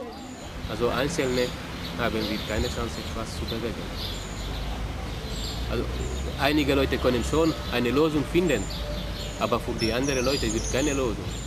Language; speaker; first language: German; non-native, fluent; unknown